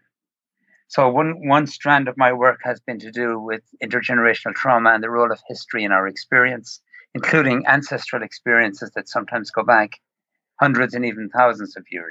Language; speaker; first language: English; native; English